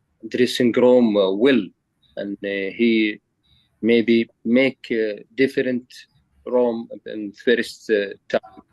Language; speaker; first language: English; non-native, learner; Arabic